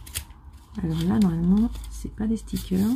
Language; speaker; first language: French; native; French